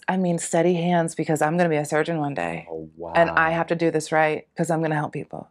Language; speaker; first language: English; native; English